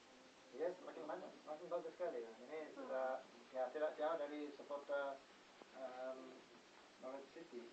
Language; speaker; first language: Indonesian; non-native, fluent; English